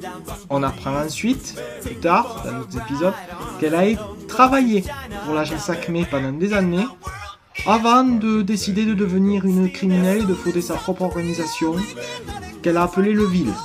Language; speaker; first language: French; native; French